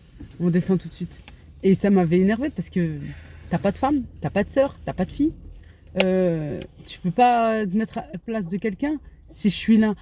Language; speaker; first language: French; native; French